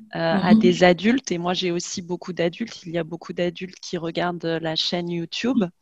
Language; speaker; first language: French; native; French